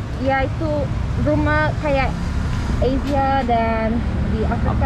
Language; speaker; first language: Indonesian; non-native, learner; English